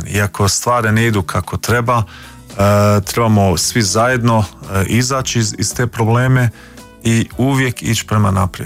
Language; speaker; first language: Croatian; early bilingual, heritage; Croatian